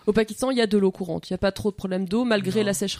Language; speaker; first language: French; native; French